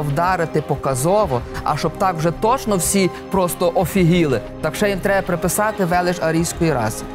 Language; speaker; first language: Ukrainian; native; Ukrainian